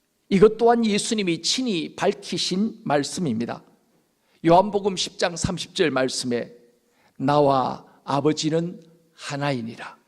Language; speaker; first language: Korean; native; Korean